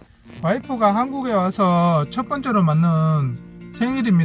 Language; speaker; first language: Korean; native; Korean